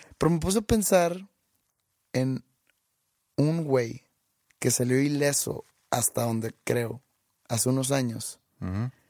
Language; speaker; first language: Spanish; native; Spanish